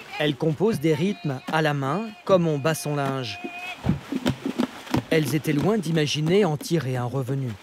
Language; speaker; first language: French; native; French